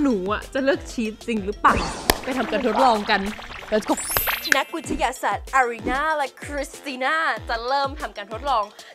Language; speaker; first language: Thai; non-native, fluent; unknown